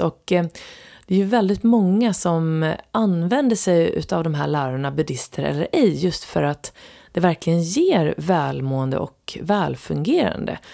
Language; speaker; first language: Swedish; native; Swedish